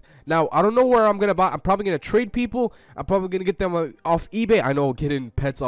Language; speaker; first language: English; native; English